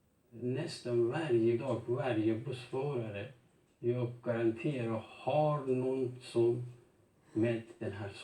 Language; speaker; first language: Swedish; non-native, fluent; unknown